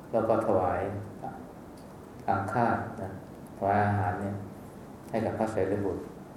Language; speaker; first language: Thai; native; Thai